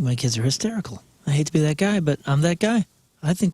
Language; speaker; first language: English; native; English